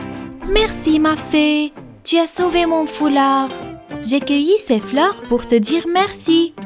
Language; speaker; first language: French; non-native, fluent; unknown